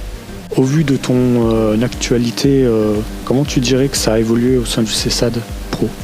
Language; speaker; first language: French; native; French